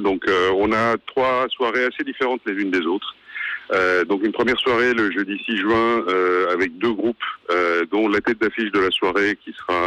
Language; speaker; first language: French; native; French